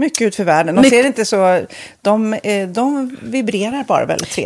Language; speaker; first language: Swedish; native; Swedish